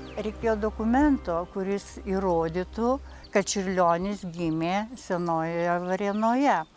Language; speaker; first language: Lithuanian; native; Lithuanian